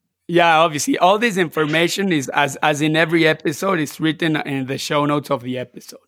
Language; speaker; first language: English; non-native, fluent; Spanish